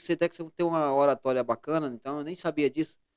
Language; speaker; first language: Portuguese; native; Portuguese